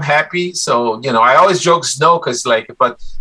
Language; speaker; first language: English; non-native, fluent; Portuguese